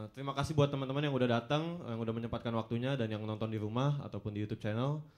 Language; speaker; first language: Indonesian; native; Indonesian